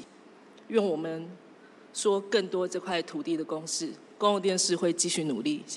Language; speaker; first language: Chinese; native; Chinese